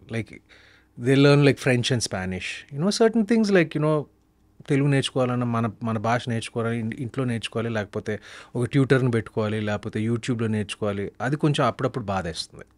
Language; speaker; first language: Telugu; native; Telugu